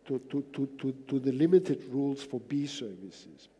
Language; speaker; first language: English; non-native, fluent; Danish